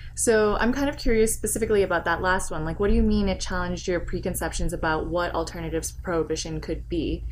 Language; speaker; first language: English; native; English